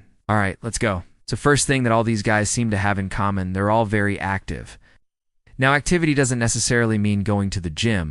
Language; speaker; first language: English; native; English